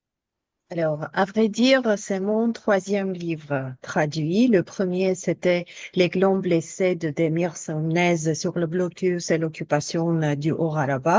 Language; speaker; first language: French; non-native, fluent; Armenian